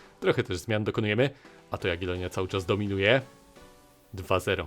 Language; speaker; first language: Polish; native; Polish